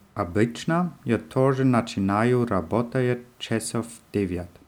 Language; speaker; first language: Russian; non-native, learner; German